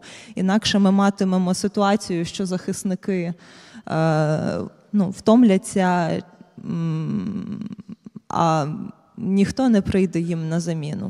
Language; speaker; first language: Ukrainian; native; Ukrainian